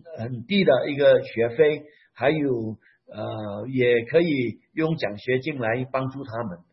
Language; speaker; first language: Chinese; non-native, local second language; Hakka Chinese